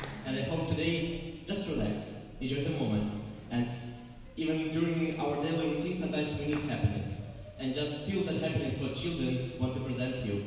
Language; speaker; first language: English; non-native, fluent; Ukrainian